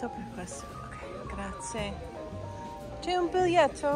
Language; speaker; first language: Italian; non-native, learner; English